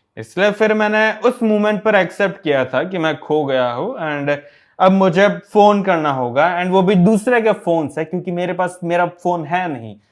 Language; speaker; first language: Hindi; non-native, local second language; Gujarati